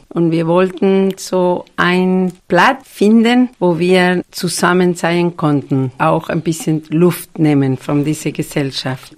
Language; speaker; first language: German; non-native, fluent; Spanish